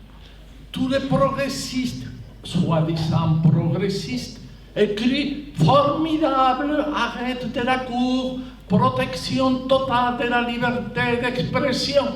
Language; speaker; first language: French; non-native, fluent; Spanish